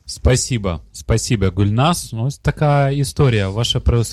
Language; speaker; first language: Russian; non-native, local second language; Ukrainian